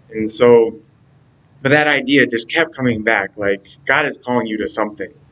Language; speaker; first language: English; native; English